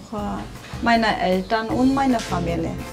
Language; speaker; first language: German; non-native, learner; Chinese